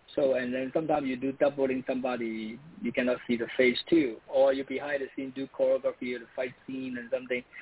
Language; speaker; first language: English; non-native, local second language; Cantonese